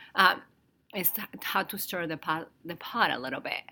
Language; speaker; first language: English; non-native, fluent; Spanish